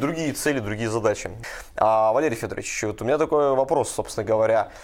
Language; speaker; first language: Russian; native; Russian